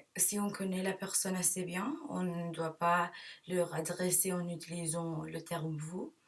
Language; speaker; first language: French; non-native, learner; English